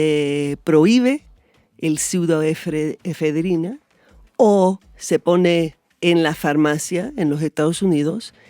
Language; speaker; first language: Spanish; non-native, fluent; English